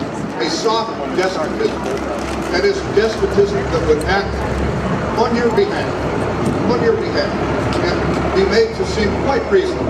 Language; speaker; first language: English; native; English